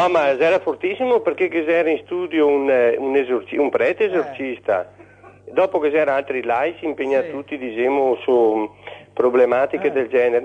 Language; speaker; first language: Italian; native; Italian